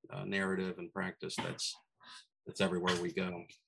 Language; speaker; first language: English; native; English